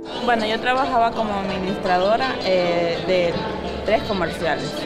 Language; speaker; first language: Spanish; native; Spanish